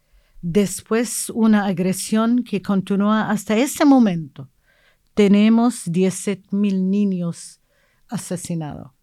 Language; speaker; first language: Spanish; non-native, learner; Arabic